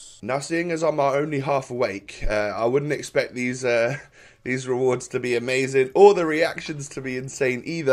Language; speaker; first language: English; native; English